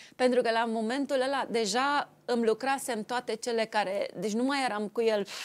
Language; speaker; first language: Romanian; native; Romanian